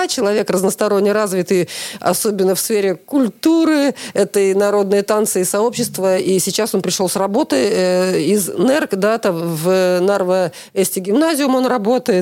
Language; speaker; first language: Russian; native; Russian